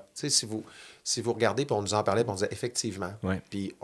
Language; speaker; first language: French; native; French